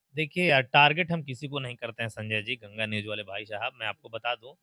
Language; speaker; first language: Hindi; native; Hindi